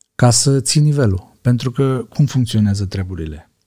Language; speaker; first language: Romanian; native; Romanian